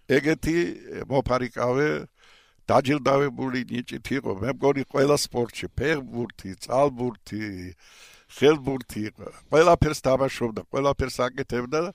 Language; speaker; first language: Georgian; non-native, local second language; Russian